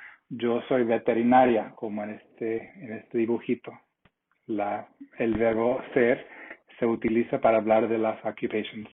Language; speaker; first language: Spanish; non-native, fluent; English